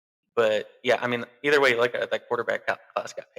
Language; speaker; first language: English; native; English